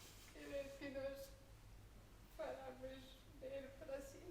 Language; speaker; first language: Portuguese; non-native, learner; French